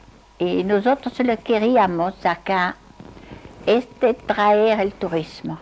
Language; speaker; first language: Spanish; non-native, fluent; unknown